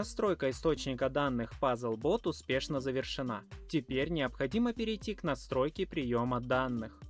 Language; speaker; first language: Russian; native; Russian